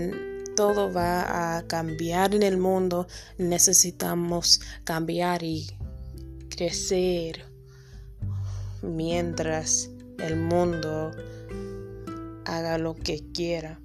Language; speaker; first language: Spanish; non-native, learner; English